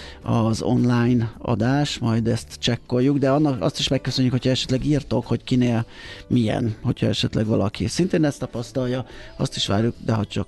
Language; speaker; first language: Hungarian; native; Hungarian